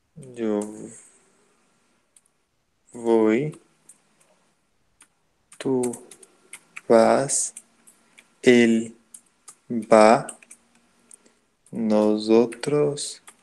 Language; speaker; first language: Spanish; non-native, learner; Portuguese